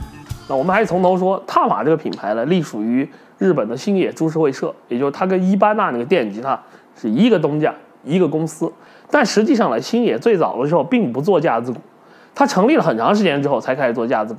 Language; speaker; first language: Chinese; native; Chinese